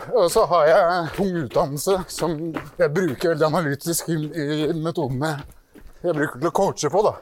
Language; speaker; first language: Norwegian; early bilingual, other home language; Persian